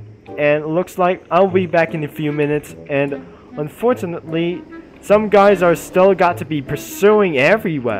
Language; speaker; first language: English; non-native, learner; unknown